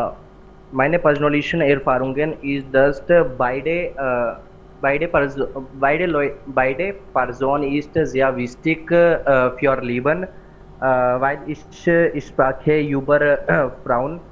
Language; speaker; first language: German; non-native, learner; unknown